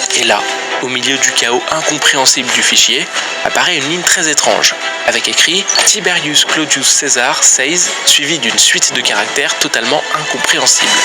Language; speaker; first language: French; native; French